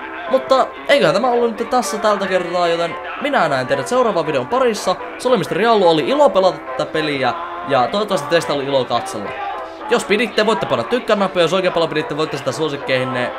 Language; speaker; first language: Finnish; native; Finnish